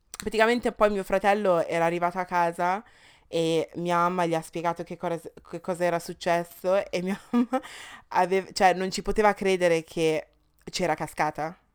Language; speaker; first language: Italian; early bilingual, other home language; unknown